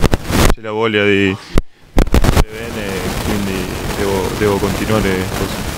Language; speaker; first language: Italian; non-native, learner; Spanish